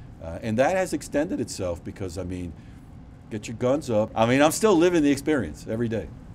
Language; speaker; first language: English; non-native, fluent; Spanish